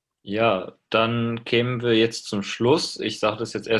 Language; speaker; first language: German; native; German